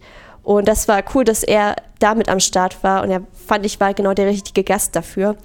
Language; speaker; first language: German; native; German